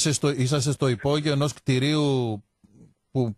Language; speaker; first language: Greek; native; Greek